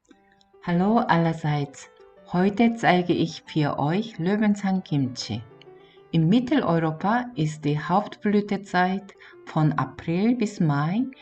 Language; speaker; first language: German; non-native, fluent; Korean